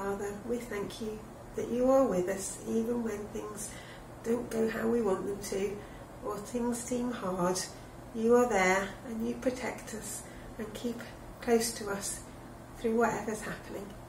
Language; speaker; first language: English; native; English